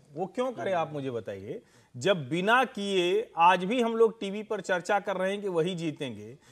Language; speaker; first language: Hindi; native; Hindi